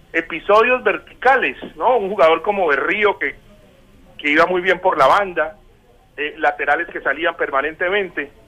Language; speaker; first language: Spanish; native; Spanish